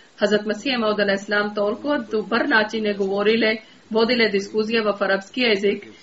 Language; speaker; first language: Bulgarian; non-native, learner; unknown